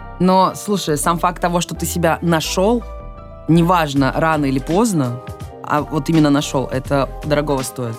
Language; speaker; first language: Russian; native; Russian